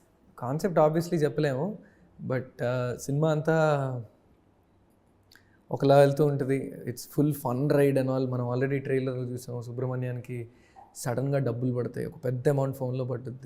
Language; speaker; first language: Telugu; native; Telugu